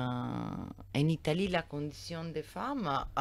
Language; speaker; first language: French; non-native, learner; Italian